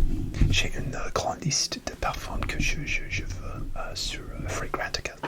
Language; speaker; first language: French; non-native, learner; English